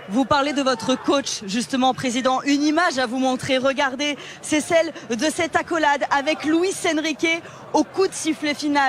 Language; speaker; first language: French; native; French